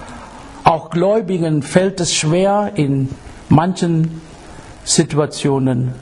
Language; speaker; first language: German; non-native, fluent; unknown